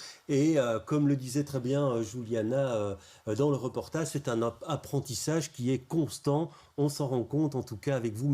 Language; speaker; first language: French; native; French